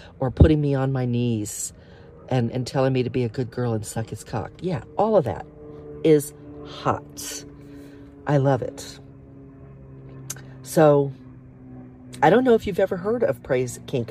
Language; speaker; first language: English; native; English